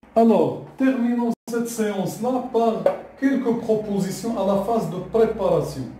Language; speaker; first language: French; non-native, local second language; Arabic